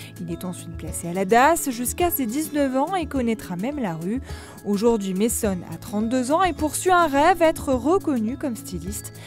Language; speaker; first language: French; native; French